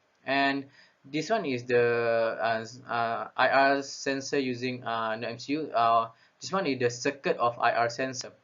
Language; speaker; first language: English; non-native, local second language; Malay